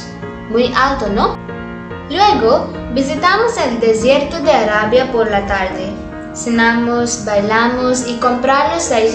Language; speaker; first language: Spanish; non-native, learner; Hindi